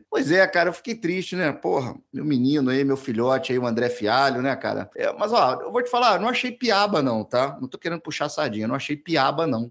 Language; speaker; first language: Portuguese; native; Portuguese